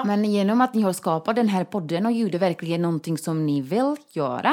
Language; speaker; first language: Swedish; non-native, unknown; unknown